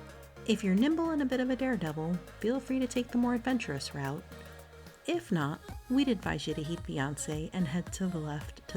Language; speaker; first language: English; native; English